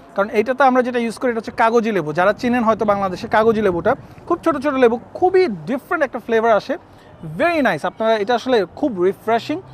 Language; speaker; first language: Bangla; native; Bangla